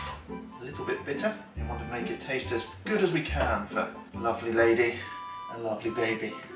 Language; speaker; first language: English; native; English